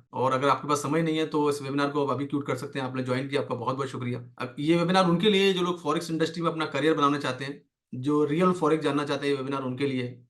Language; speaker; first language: Hindi; native; Hindi